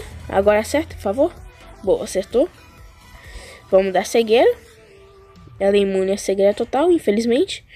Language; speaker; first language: Portuguese; native; Portuguese